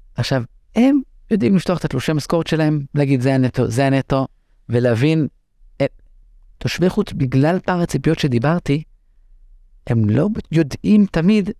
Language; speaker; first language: Hebrew; non-native, local second language; English